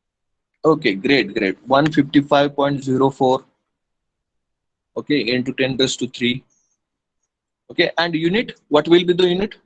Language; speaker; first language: English; non-native, local second language; Hindi